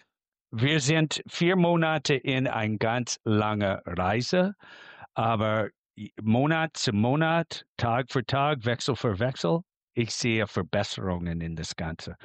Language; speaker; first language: German; non-native, fluent; English